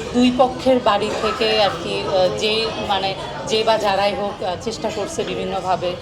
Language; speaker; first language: Bangla; non-native, local second language; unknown